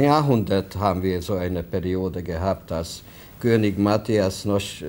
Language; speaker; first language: German; non-native, fluent; Hungarian